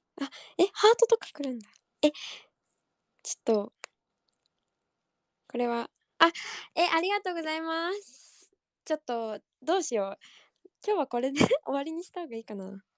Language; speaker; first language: Japanese; native; Japanese